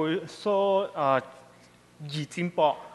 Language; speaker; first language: Chinese; non-native, local second language; Cantonese